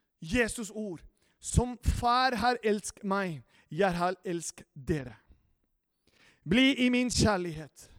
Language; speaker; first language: Norwegian; non-native, fluent; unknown